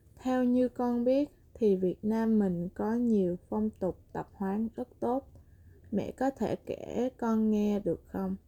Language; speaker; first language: Vietnamese; early bilingual, other home language; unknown